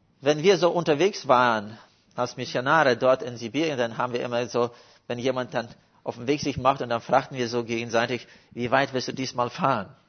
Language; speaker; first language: German; non-native, fluent; Russian